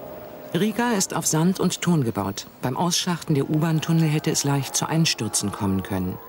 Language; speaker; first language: German; native; German